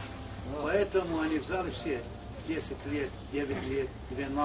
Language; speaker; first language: Russian; non-native, learner; Arabic